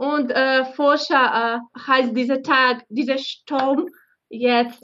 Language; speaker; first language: German; non-native, fluent; Bosnian